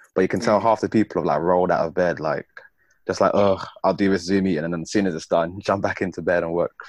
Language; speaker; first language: English; native; English